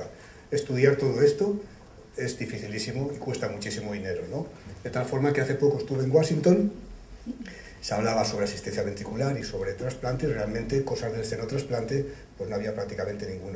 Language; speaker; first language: Spanish; native; Spanish